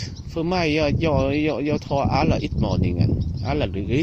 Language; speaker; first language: Swedish; non-native, learner; Vietnamese